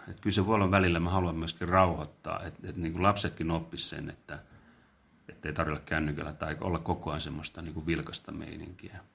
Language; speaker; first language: Finnish; native; Finnish